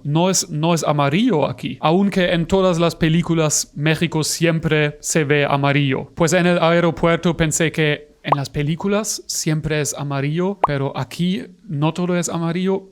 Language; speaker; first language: Spanish; non-native, fluent; German